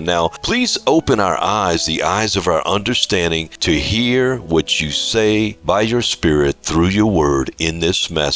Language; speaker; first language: English; native; English